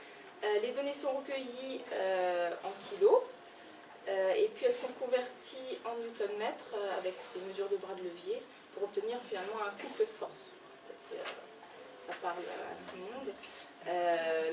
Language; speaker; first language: French; native; French